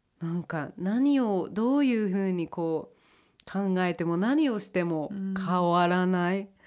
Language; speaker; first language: Japanese; early bilingual, heritage; English